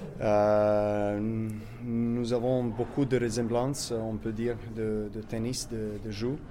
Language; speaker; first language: French; non-native, learner; Serbian